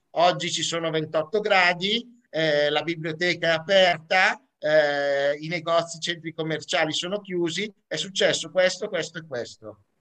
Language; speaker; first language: Italian; native; Italian